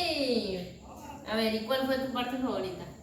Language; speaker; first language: Spanish; native; Spanish